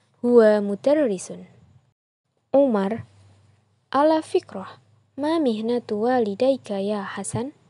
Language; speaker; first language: Arabic; non-native, fluent; Indonesian